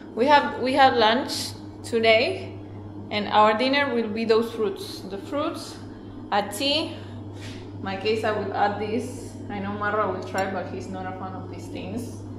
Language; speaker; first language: English; non-native, fluent; Spanish